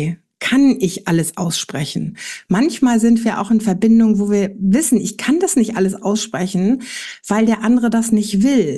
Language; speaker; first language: German; native; German